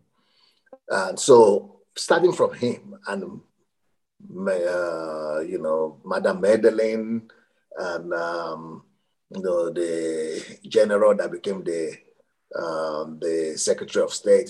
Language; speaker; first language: English; non-native, local second language; Yoruba